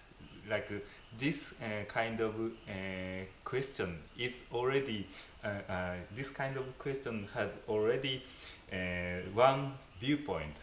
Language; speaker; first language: English; non-native, fluent; Japanese